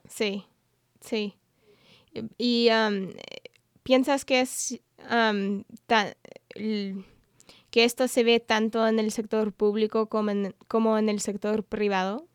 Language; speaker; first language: Spanish; non-native, fluent; English